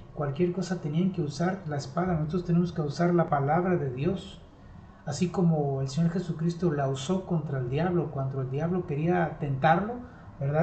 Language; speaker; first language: Spanish; native; Spanish